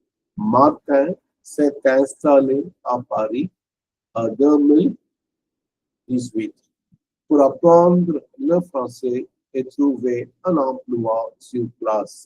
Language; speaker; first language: French; non-native, fluent; Tamil